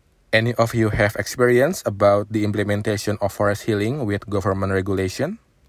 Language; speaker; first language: English; non-native, fluent; Indonesian